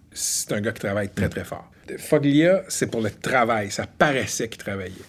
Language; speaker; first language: French; native; French